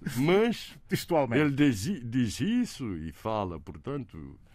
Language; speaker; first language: Portuguese; non-native, local second language; Kabuverdianu